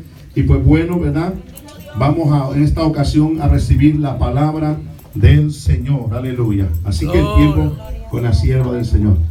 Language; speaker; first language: Spanish; native; Spanish